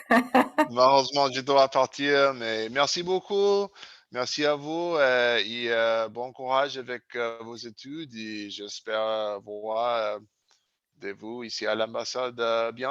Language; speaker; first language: French; non-native, learner; English